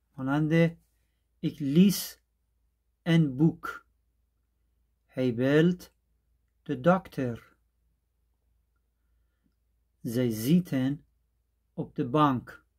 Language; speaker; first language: Dutch; non-native, fluent; Persian